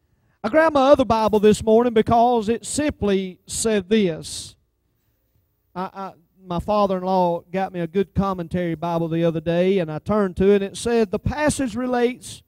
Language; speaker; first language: English; native; English